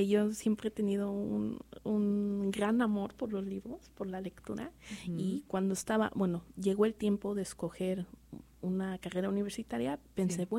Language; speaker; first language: Spanish; early bilingual, heritage; Spanish